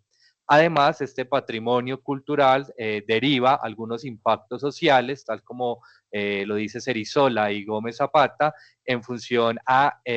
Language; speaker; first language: Spanish; native; Spanish